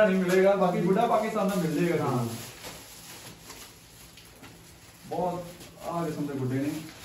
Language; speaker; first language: Hindi; non-native, local second language; Punjabi